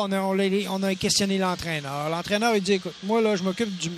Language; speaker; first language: French; native; French